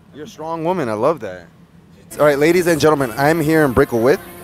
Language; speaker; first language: English; early bilingual, other home language; Spanish